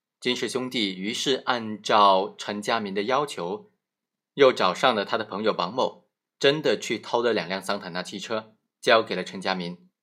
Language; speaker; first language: Chinese; native; Chinese